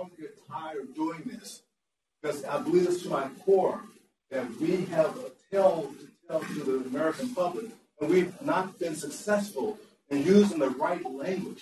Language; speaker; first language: English; native; English